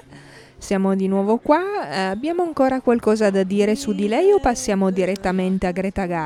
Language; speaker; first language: Italian; native; Italian